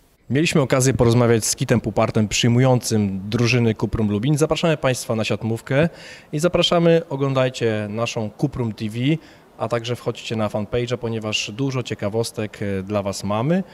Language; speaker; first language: Polish; native; Polish